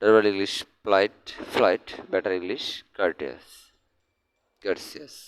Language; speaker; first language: English; non-native, learner; Bangla